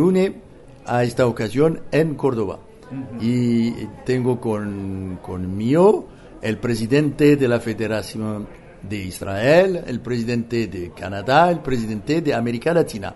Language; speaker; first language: Spanish; non-native, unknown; French